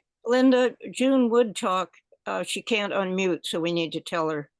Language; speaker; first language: English; native; English